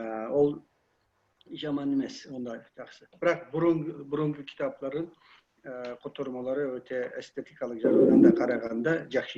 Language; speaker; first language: Kyrgyz; non-native, learner; Kazakh